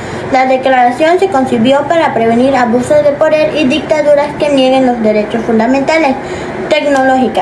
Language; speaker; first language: Spanish; native; Spanish